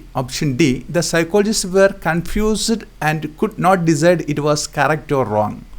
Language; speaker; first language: English; non-native, local second language; Malayalam